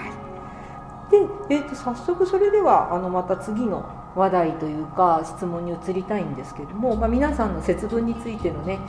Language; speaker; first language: Japanese; native; Japanese